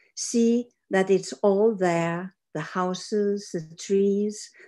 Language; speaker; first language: English; non-native, fluent; Danish